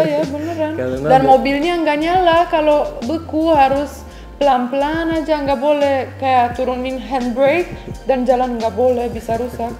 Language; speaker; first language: Indonesian; non-native, fluent; Romanian